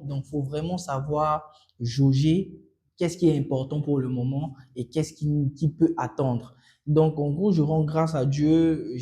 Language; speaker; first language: French; non-native, local second language; Sango